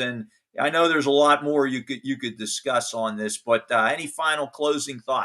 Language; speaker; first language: English; native; English